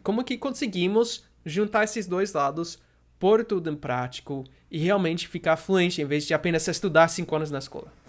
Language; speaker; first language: Portuguese; non-native, fluent; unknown